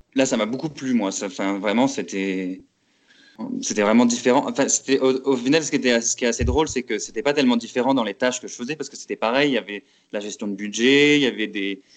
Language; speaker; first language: French; native; French